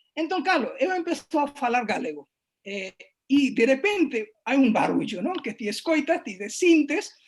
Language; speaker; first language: Galician; non-native, fluent; Bangla